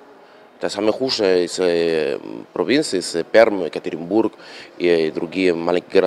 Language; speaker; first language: Russian; non-native, learner; Spanish